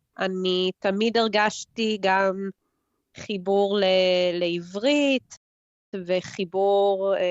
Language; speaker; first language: Hebrew; early bilingual, heritage; Hebrew